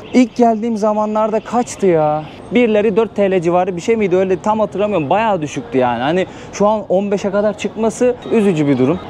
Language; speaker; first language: Turkish; native; Turkish